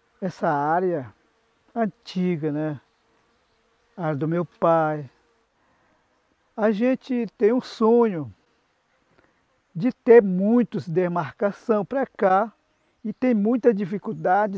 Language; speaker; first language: Portuguese; non-native, local second language; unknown